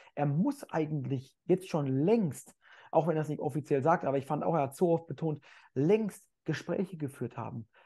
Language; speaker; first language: German; native; German